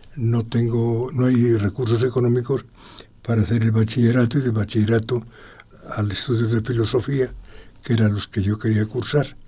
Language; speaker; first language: Spanish; native; Spanish